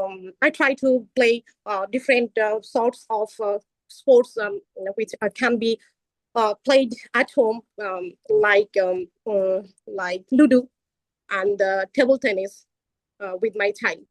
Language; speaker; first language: English; non-native, learner; Bangla